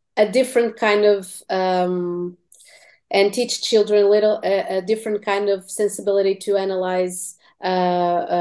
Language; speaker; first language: English; non-native, fluent; Portuguese